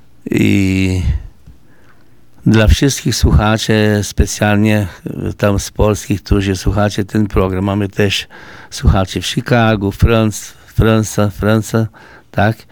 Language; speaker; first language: Polish; early bilingual, heritage; Portuguese